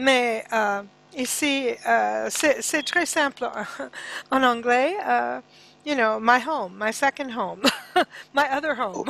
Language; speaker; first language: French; non-native, learner; English